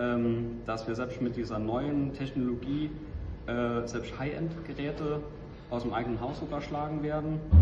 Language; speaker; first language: German; native; German